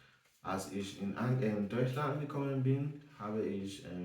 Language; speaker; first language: German; non-native, learner; English